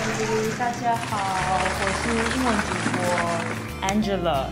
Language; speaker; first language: Chinese; non-native, fluent; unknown